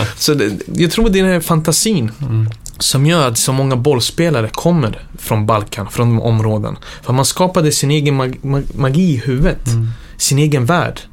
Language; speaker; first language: Swedish; early bilingual, other home language; Serbian